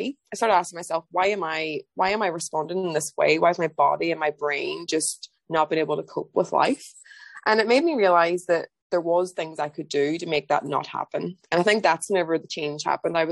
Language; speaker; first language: English; native; English